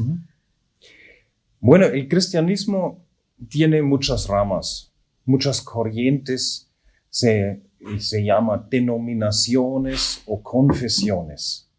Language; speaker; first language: Spanish; non-native, fluent; German